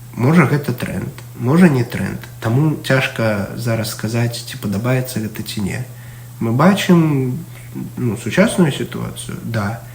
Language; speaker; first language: Belarusian; non-native, local second language; Russian